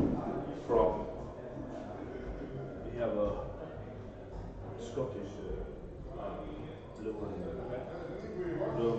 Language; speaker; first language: English; non-native, learner; Norwegian